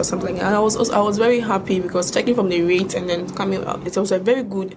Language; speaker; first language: English; non-native, local second language; Akan